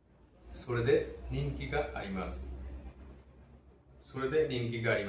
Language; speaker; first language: Japanese; non-native, fluent; Bangla